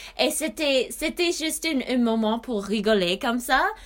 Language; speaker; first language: French; non-native, learner; English